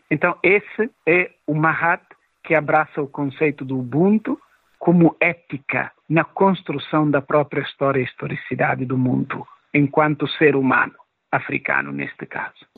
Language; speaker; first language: Portuguese; non-native, local second language; Upper Guinea Crioulo